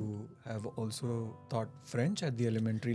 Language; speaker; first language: English; non-native, local second language; Hindi